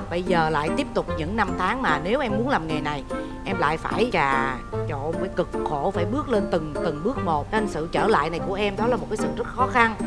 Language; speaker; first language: Vietnamese; native; Vietnamese